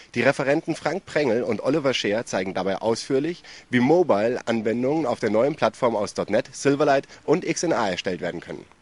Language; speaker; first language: German; native; German